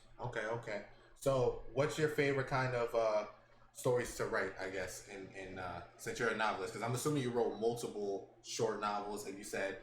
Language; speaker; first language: English; native; English